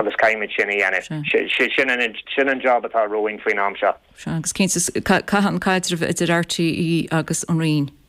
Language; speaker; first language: Irish; non-native, local second language; English